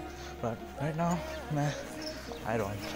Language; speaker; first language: English; non-native, learner; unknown